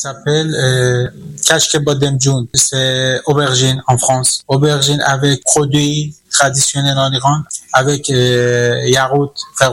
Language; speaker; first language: French; non-native, learner; Persian